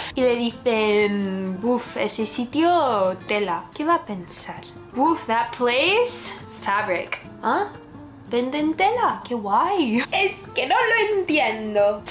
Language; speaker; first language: Spanish; non-native, fluent; English